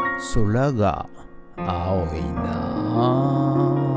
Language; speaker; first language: Japanese; native; Japanese